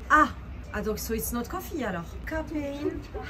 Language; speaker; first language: English; non-native, learner; French